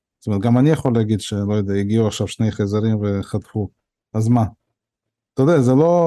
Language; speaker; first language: Hebrew; early bilingual, other home language; Russian